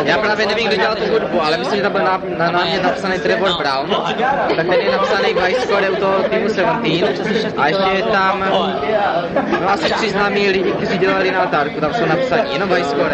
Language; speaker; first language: Czech; native; Czech